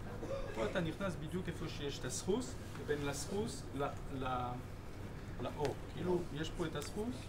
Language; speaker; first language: Hebrew; non-native, fluent; French